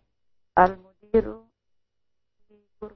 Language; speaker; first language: Arabic; non-native, learner; Indonesian